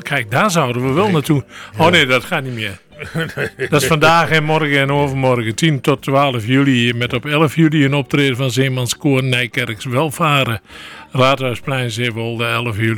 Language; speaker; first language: Dutch; native; Dutch